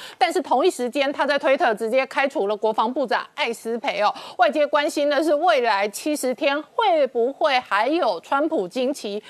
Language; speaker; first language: Chinese; native; Chinese